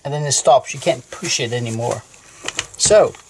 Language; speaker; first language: English; non-native, fluent; Danish